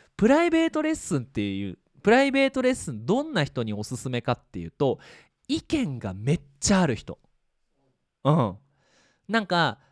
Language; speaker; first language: Japanese; native; Japanese